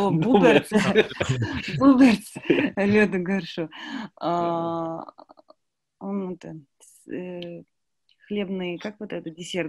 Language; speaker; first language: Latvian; non-native, learner; Kazakh